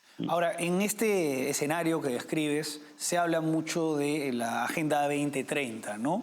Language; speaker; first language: Spanish; native; Spanish